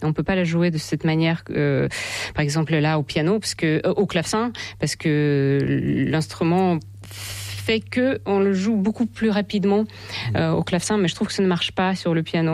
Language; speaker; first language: French; non-native, fluent; Russian